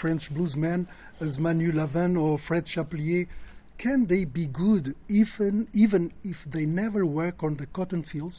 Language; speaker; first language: English; non-native, fluent; Portuguese